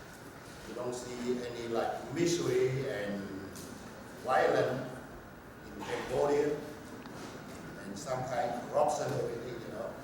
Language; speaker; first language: English; non-native, learner; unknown